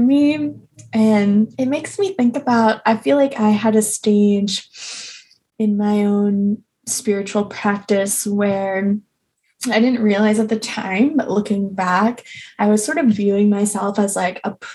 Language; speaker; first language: English; native; English